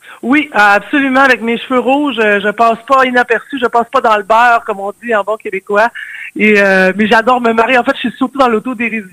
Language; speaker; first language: French; native; French